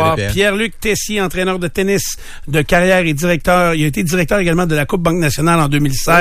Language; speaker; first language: French; native; French